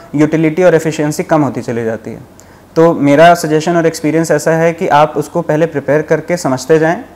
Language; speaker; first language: Hindi; native; Hindi